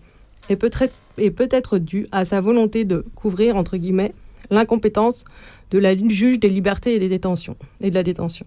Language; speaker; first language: French; native; French